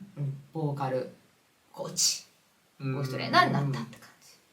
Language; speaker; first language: Japanese; native; Japanese